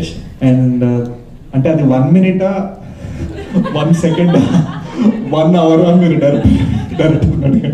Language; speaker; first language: Telugu; early bilingual, heritage; Telugu